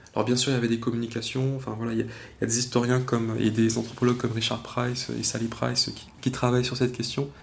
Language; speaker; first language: French; native; French